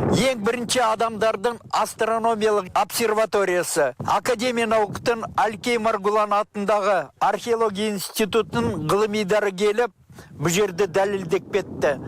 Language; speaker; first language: Kazakh; native; Kazakh